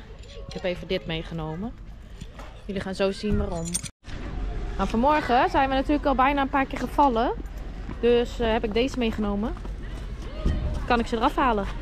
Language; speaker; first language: Dutch; native; Dutch